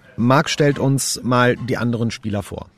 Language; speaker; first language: German; native; German